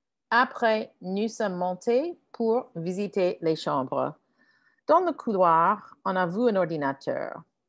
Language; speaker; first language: French; non-native, fluent; English